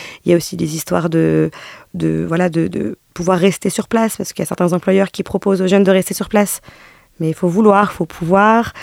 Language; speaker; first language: French; native; French